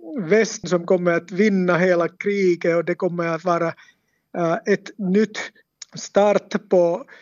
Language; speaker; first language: Swedish; non-native, local second language; Finnish